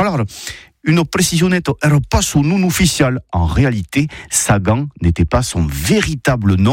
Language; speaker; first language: French; native; French